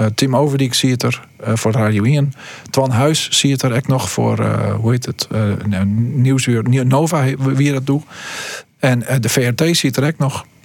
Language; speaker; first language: Dutch; native; Dutch